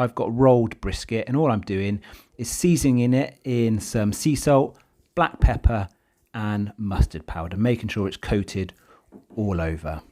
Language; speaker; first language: English; native; English